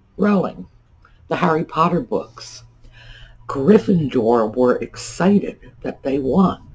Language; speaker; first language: English; native; English